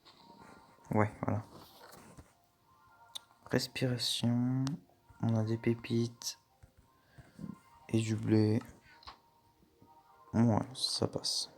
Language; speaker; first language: French; native; French